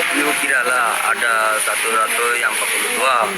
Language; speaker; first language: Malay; non-native, learner; Rohingya